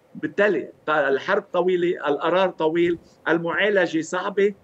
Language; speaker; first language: Arabic; native; Arabic